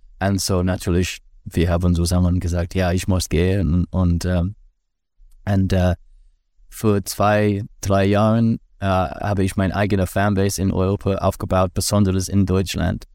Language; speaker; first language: German; non-native, learner; English